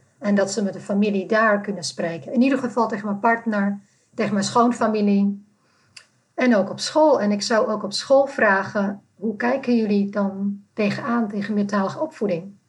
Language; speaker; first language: Dutch; non-native, fluent; Czech